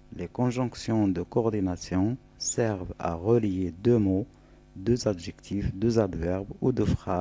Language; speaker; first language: French; non-native, local second language; Arabic